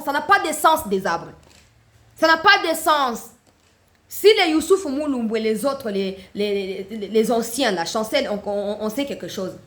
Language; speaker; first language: French; non-native, local second language; Lingala